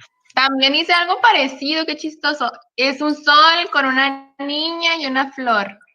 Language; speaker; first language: Spanish; native; Spanish